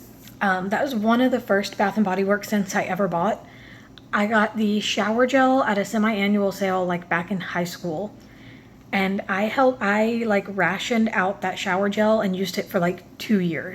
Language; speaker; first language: English; native; English